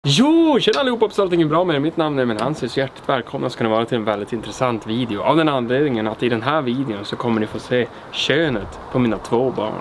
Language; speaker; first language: Swedish; native; Swedish